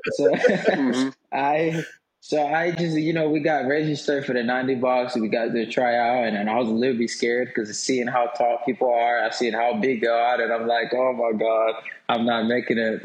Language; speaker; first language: English; non-native, local second language; Swahili